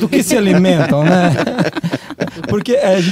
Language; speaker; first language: Portuguese; native; Portuguese